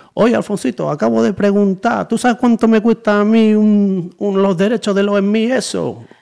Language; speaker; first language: Galician; native; Galician